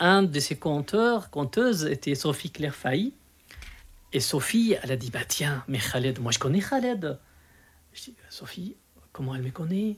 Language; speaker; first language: French; non-native, local second language; Arabic